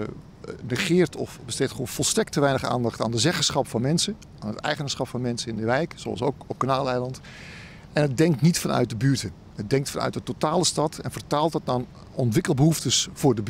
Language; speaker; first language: Dutch; native; Dutch